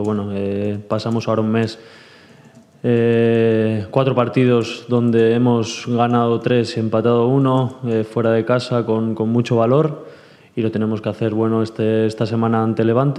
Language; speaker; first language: Spanish; native; Spanish